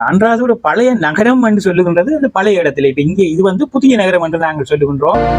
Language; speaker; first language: Tamil; native; Tamil